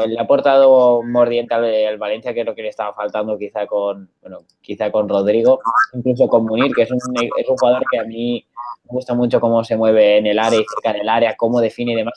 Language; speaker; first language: Spanish; native; Spanish